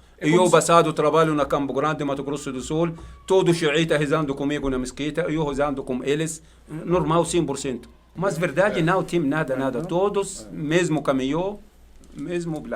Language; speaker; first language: Portuguese; non-native, learner; Arabic